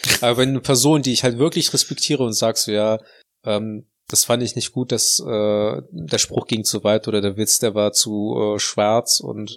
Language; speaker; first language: German; native; German